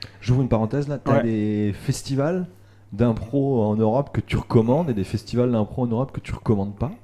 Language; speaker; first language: French; native; French